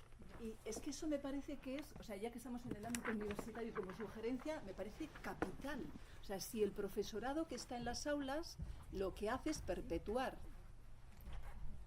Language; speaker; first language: Spanish; native; Spanish